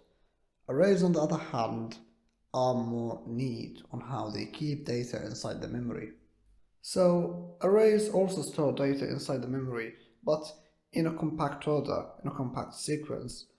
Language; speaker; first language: English; non-native, fluent; Arabic